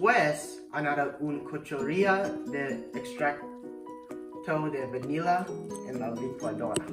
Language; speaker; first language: Spanish; non-native, learner; English